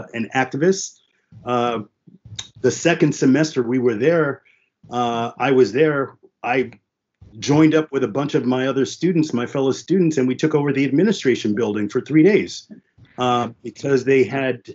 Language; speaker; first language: English; early bilingual, other home language; French